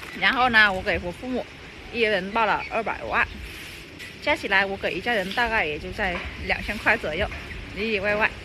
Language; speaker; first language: Chinese; non-native, fluent; Vietnamese